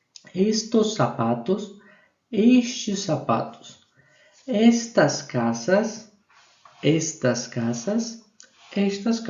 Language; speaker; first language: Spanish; non-native, fluent; Portuguese